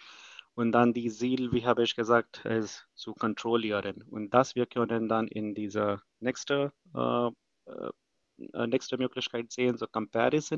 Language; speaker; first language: German; non-native, fluent; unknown